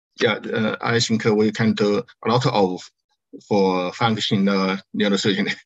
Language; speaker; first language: English; non-native, learner; Chinese